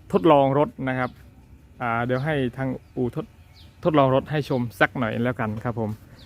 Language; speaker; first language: Thai; non-native, local second language; Northern Khmer